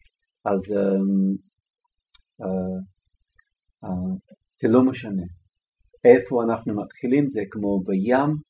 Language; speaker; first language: Hebrew; non-native, fluent; English